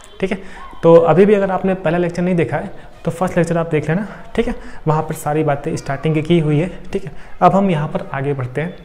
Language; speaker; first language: Hindi; native; Hindi